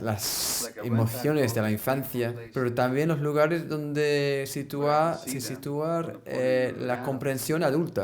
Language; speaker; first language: Spanish; non-native, fluent; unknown